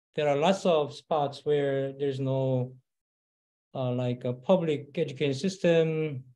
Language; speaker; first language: English; non-native, learner; Korean